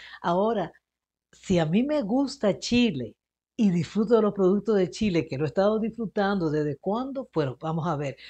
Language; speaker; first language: Spanish; early bilingual, heritage; Spanish